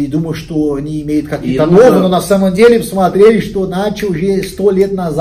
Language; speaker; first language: Russian; non-native, learner; Portuguese